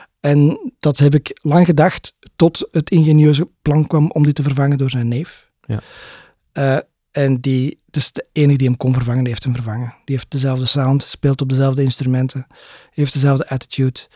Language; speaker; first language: Dutch; native; Dutch